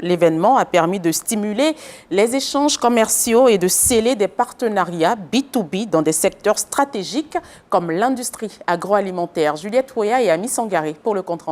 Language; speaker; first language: French; native; French